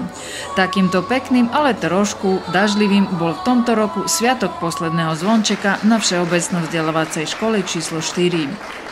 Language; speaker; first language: Slovak; non-native, local second language; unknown